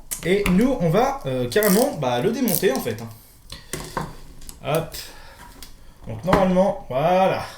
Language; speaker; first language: French; native; French